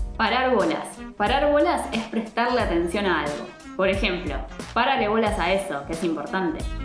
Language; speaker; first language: Spanish; native; Spanish